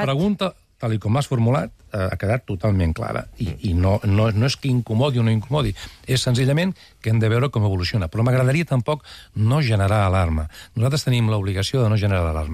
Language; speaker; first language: Catalan; native; Catalan